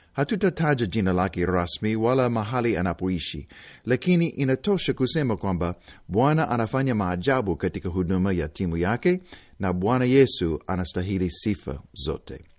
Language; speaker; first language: Swahili; non-native, fluent; English